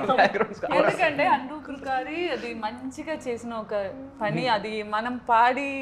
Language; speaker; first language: Telugu; non-native, learner; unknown